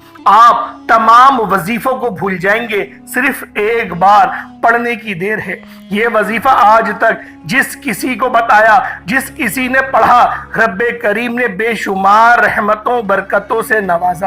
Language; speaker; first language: Urdu; native; Urdu